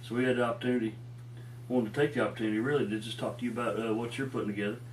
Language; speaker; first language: English; native; English